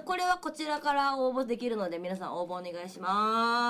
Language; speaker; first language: Japanese; native; Japanese